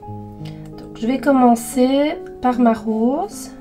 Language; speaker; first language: French; native; French